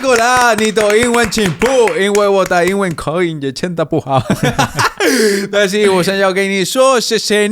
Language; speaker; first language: Chinese; non-native, learner; Spanish